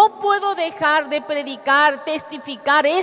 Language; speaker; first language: Spanish; native; Spanish